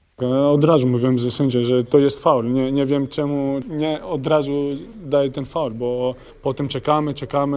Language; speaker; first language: Polish; non-native, learner; Greek